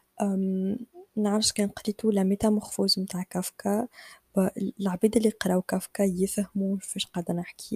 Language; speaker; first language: Arabic; native; Arabic